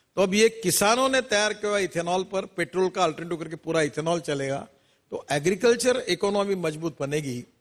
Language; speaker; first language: Hindi; non-native, local second language; Marathi